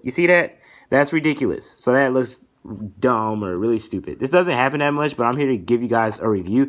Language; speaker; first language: English; native; English